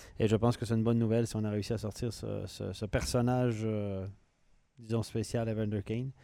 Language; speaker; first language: French; native; French